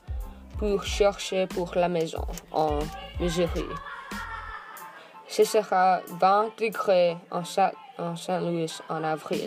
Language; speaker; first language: French; non-native, learner; English